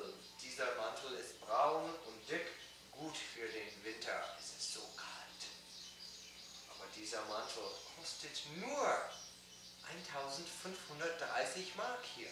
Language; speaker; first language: German; non-native, learner; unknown